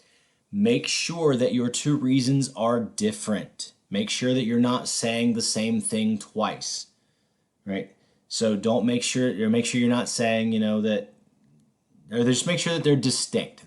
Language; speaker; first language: English; native; English